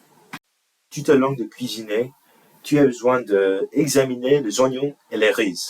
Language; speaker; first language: French; non-native, learner; English